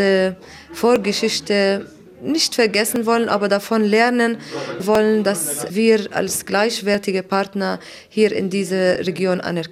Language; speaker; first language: German; non-native, fluent; Arabic